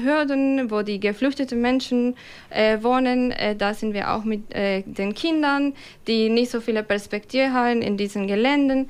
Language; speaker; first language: German; non-native, fluent; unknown